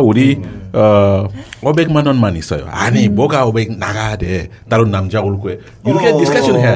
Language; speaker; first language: Korean; non-native, learner; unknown